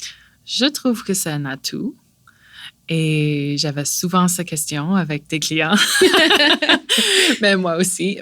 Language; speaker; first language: French; non-native, local second language; English